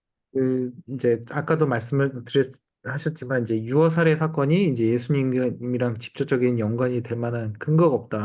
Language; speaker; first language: Korean; native; Korean